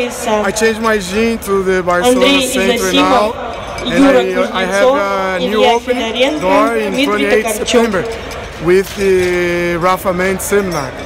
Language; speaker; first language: English; non-native, learner; Portuguese